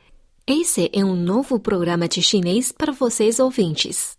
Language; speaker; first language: Portuguese; non-native, fluent; Chinese